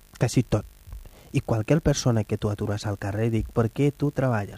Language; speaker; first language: Catalan; non-native, fluent; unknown